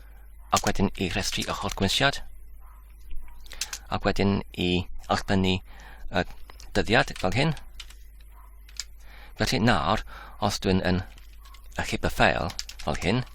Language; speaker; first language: Welsh; non-native, learner; English